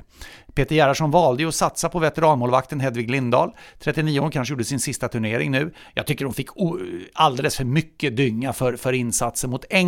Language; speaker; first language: Swedish; native; Swedish